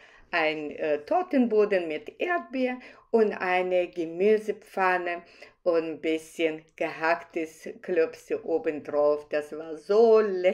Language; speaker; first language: German; non-native, fluent; Russian